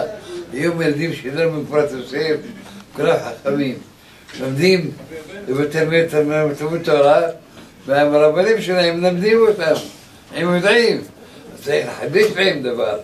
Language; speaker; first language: Hebrew; early bilingual, other home language; Arabic